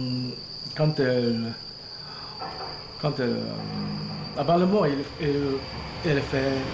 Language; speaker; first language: French; non-native, learner; Japanese